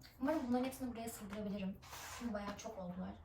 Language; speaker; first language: Turkish; early bilingual, other home language; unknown